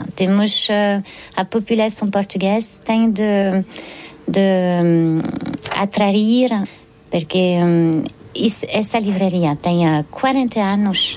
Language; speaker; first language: Portuguese; non-native, fluent; French